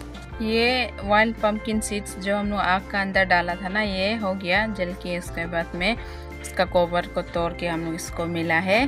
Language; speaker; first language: Hindi; non-native, local second language; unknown